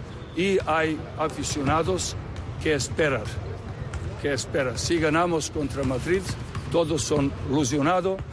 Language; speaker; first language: Spanish; non-native, learner; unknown